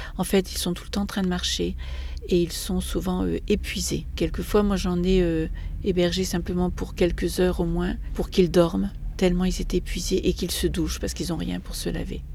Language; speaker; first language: French; native; French